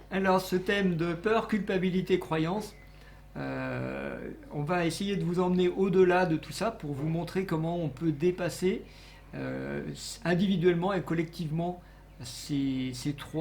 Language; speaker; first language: French; native; French